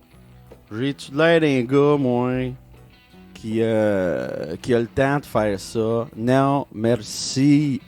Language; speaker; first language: French; native; French